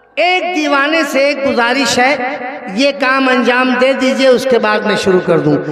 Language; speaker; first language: Hindi; native; Hindi